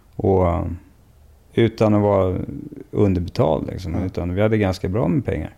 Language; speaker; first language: Swedish; native; Swedish